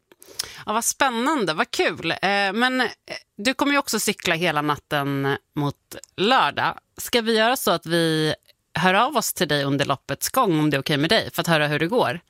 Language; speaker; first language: Swedish; native; Swedish